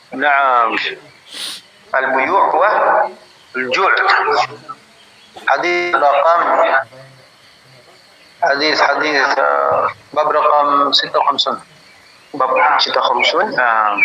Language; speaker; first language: Arabic; non-native, fluent; Indonesian